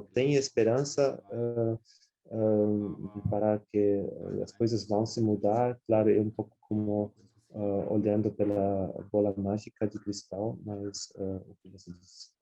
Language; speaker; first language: Portuguese; non-native, fluent; German